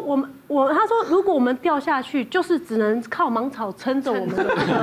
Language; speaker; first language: Chinese; native; Chinese